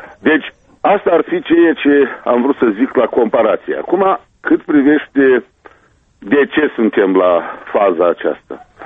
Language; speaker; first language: Romanian; native; Romanian